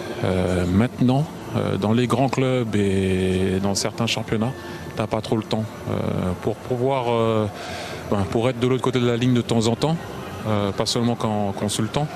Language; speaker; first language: French; native; French